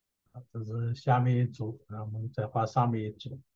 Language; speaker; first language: Chinese; native; Chinese